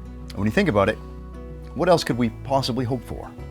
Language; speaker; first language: English; native; English